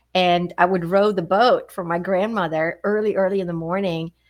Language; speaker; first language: English; non-native, fluent; Swedish